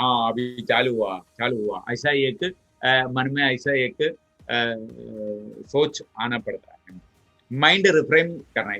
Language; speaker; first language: Hindi; non-native, local second language; Malayalam